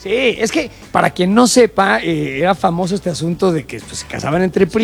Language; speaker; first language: Spanish; native; Spanish